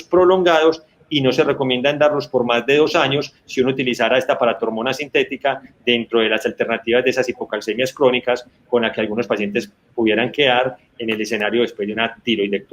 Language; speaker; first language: Spanish; native; Spanish